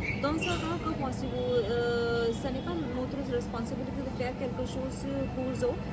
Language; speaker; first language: French; non-native, learner; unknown